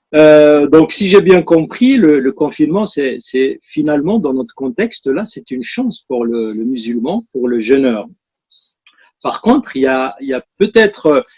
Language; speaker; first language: French; native; French